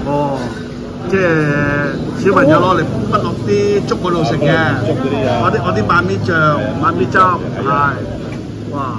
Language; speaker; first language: Cantonese; native; Cantonese